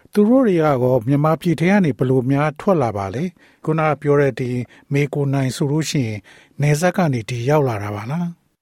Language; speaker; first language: Burmese; native; Burmese